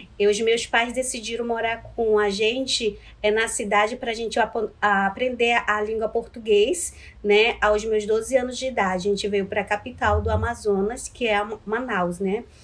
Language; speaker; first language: Portuguese; non-native, local second language; Ticuna